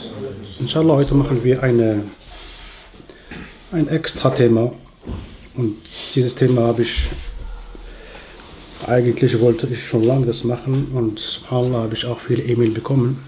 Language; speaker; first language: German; non-native, learner; Arabic